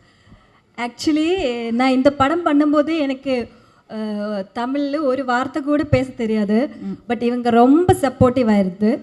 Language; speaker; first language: Tamil; non-native, learner; Malayalam